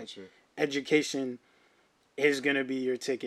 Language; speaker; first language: English; early bilingual, other home language; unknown